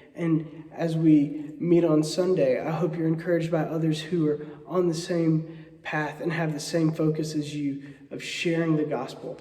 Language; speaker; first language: English; native; English